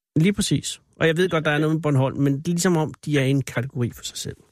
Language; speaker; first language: Danish; native; Danish